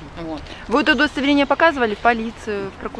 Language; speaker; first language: Russian; native; Russian